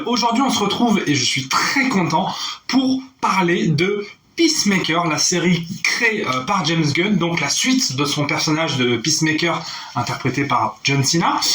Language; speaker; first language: French; native; French